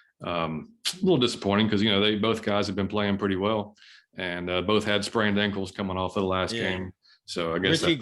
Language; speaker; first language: English; native; English